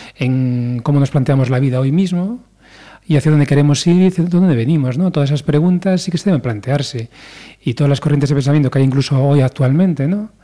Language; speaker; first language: Spanish; native; Spanish